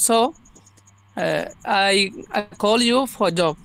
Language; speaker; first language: English; non-native, learner; Bangla